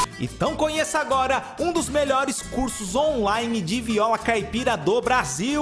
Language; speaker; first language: Portuguese; native; Portuguese